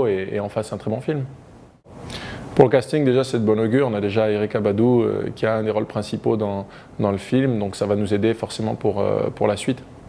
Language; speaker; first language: French; native; French